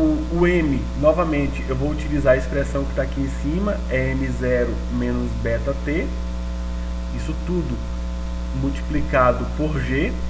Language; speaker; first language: Portuguese; native; Portuguese